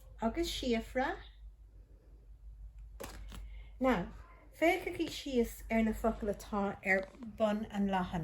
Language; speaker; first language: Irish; non-native, local second language; English